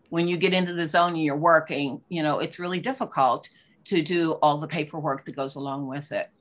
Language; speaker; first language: English; native; English